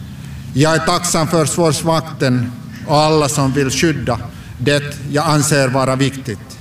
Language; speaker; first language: Swedish; non-native, local second language; Finnish